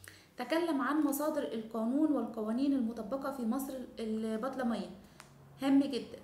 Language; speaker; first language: Arabic; native; Arabic